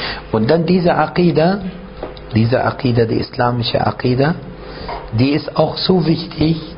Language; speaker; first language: German; non-native, fluent; Arabic